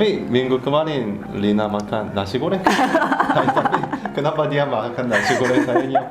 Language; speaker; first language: Indonesian; non-native, learner; Korean